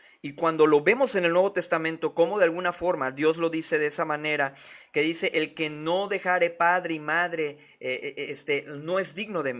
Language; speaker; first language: Spanish; native; Spanish